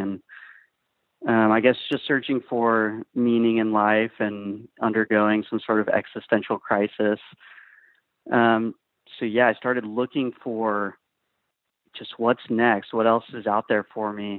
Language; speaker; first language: English; native; English